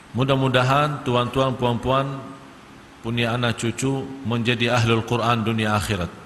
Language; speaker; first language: Malay; non-native, fluent; Arabic